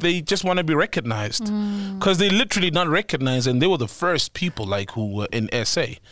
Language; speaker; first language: English; non-native, local second language; Zulu